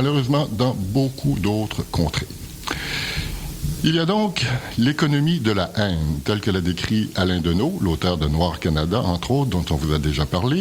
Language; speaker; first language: French; native; French